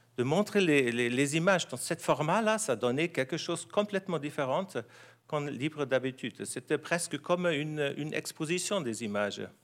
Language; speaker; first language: French; non-native, fluent; German